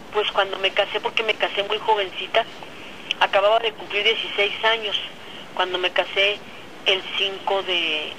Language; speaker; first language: Spanish; native; Spanish